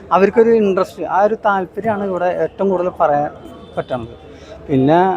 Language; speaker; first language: Malayalam; native; Malayalam